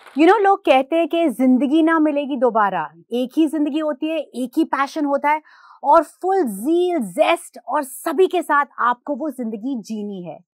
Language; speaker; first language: Hindi; non-native, local second language; Gujarati